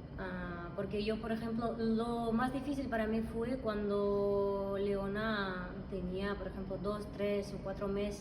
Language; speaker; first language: Spanish; non-native, fluent; Russian